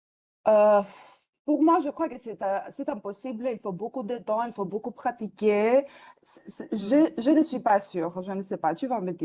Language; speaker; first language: French; non-native, fluent; Greek